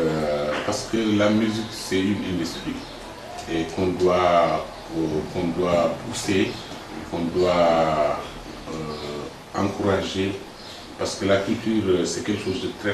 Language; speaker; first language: French; non-native, local second language; Wolof